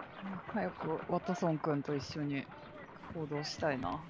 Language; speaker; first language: Japanese; native; Japanese